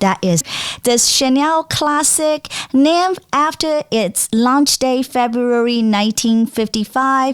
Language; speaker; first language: English; non-native, fluent; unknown